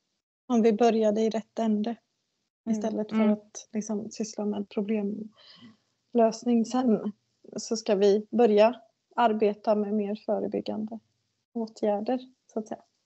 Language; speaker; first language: Swedish; native; Swedish